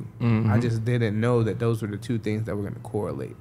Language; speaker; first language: English; native; English